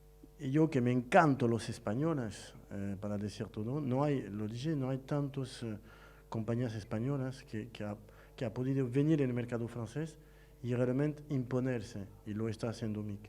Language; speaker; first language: Spanish; non-native, fluent; French